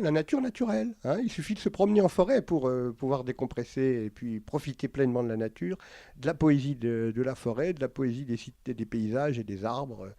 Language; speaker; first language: French; native; French